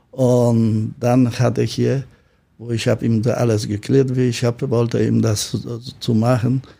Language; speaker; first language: German; non-native, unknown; Polish